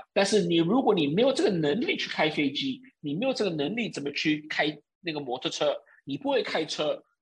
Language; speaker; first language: Chinese; early bilingual, heritage; Chinese